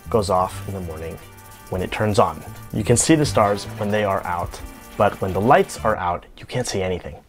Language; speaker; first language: English; native; English